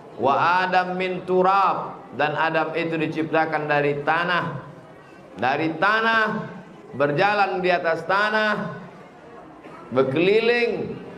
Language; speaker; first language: Indonesian; native; Indonesian